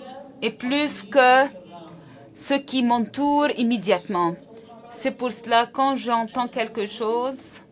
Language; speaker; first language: French; non-native, local second language; Arabic